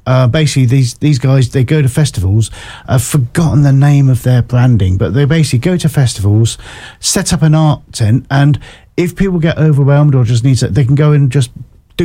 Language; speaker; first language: English; native; English